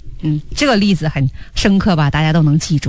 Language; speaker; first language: Chinese; native; Chinese